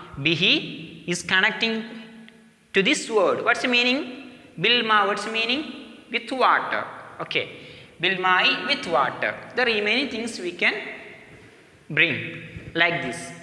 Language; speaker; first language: English; non-native, local second language; Malayalam